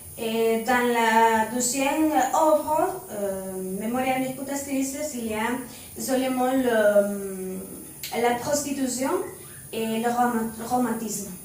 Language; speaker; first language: French; non-native, learner; Spanish